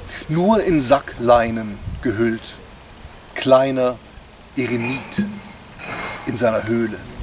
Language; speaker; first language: German; native; German